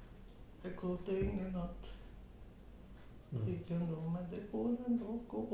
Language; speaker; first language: Swedish; non-native, fluent; Portuguese